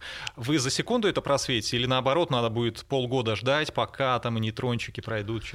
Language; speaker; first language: Russian; native; Russian